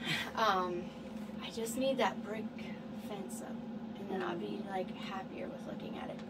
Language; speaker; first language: English; native; English